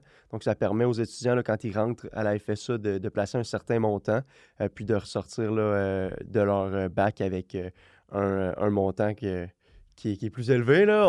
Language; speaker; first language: French; native; French